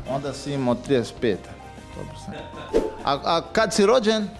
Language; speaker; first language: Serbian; non-native, learner; Portuguese